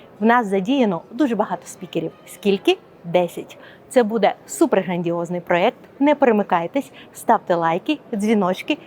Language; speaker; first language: Ukrainian; native; Ukrainian